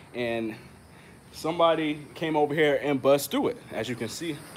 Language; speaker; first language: English; native; English